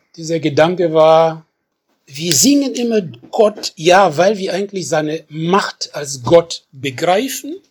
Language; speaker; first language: German; non-native, fluent; French